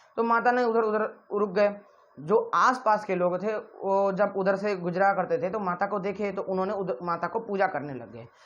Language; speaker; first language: Hindi; non-native, local second language; Odia